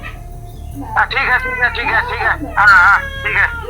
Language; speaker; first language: Hindi; non-native, local second language; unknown